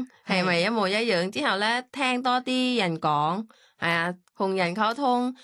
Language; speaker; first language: Cantonese; non-native, learner; Thai